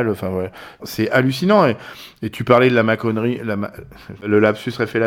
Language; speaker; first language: French; native; French